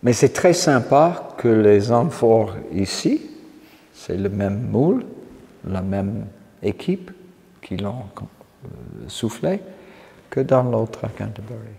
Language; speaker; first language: French; non-native, fluent; English